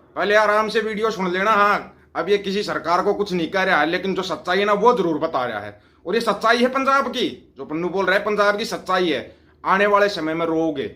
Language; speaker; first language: Hindi; non-native, local second language; Punjabi